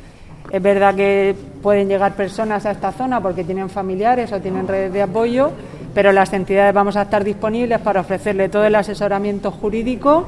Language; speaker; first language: Spanish; native; Spanish